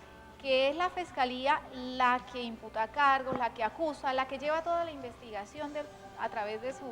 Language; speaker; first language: Spanish; native; Spanish